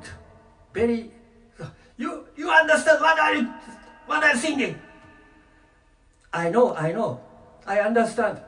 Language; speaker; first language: English; non-native, learner; Japanese